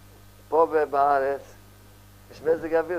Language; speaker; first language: Hebrew; early bilingual, other home language; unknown